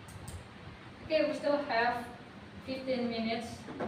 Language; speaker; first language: English; non-native, fluent; Indonesian